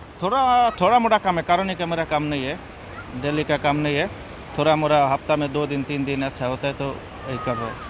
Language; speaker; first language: Hindi; non-native, learner; Bangla